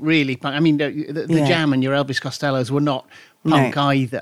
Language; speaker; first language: English; native; English